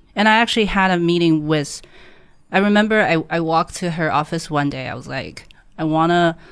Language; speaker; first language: English; non-native, fluent; Chinese